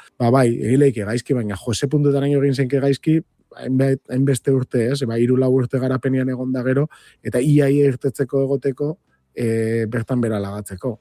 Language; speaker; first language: Basque; native; Basque